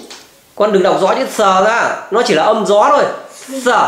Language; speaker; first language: Vietnamese; native; Vietnamese